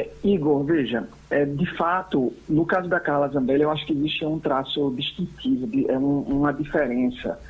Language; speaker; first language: Portuguese; native; Portuguese